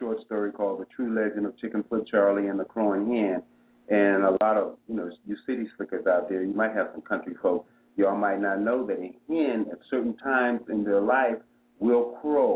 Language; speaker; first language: English; native; English